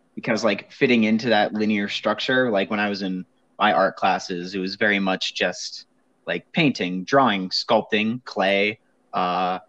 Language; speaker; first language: English; native; English